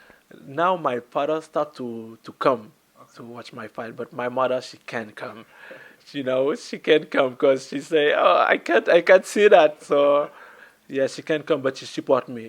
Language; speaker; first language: English; non-native, learner; French